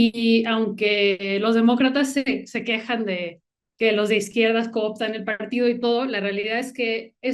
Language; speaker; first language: Spanish; native; Spanish